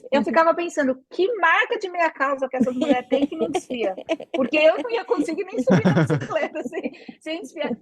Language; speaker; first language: Portuguese; native; Portuguese